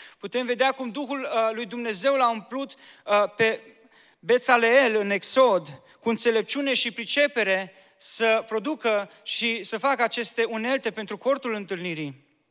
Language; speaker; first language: Romanian; native; Romanian